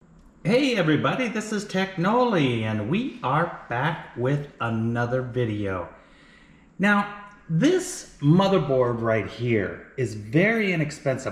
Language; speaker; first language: English; native; English